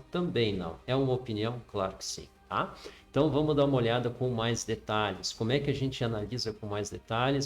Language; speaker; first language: Portuguese; native; Portuguese